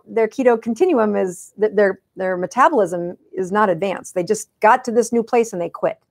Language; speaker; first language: English; native; English